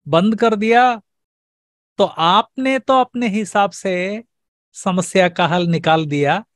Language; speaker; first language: Hindi; native; Hindi